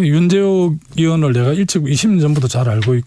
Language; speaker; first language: Korean; native; Korean